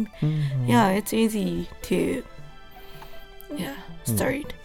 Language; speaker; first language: English; non-native, learner; Japanese